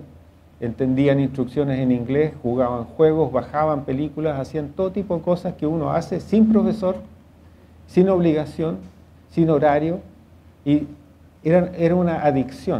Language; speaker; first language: Spanish; native; Spanish